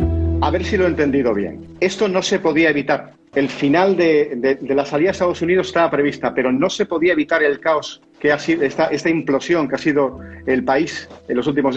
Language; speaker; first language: Spanish; native; Spanish